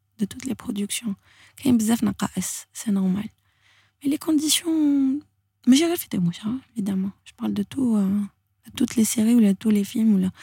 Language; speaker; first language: French; non-native, local second language; Arabic